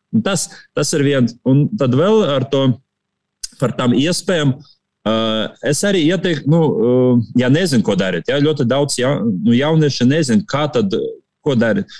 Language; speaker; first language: Latvian; non-native, local second language; Russian